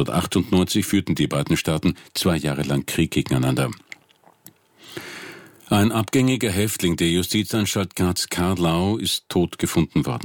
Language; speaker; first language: German; native; German